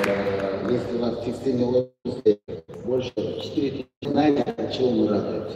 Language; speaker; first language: Russian; non-native, local second language; Uzbek